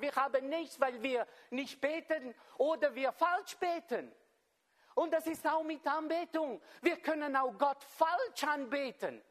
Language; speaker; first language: German; non-native, fluent; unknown